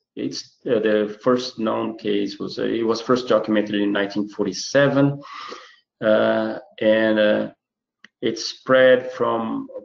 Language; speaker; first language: English; non-native, fluent; Portuguese